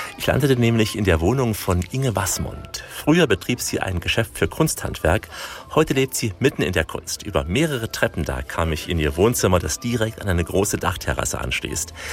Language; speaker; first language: German; native; German